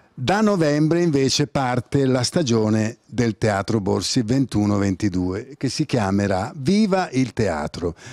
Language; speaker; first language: Italian; native; Italian